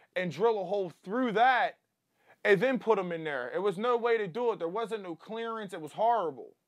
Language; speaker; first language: English; native; English